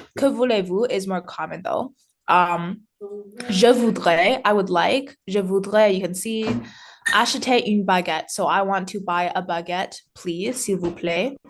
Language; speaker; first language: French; non-native, learner; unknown